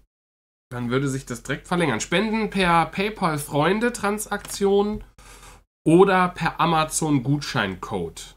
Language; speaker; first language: German; native; German